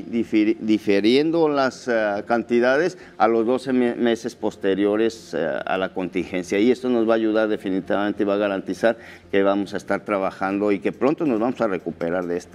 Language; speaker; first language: Spanish; native; Spanish